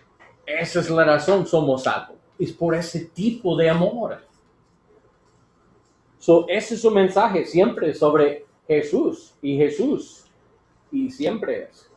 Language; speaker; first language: Spanish; non-native, learner; English